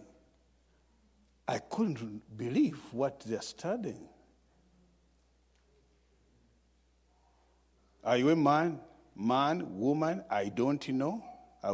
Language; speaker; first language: English; non-native, local second language; Ganda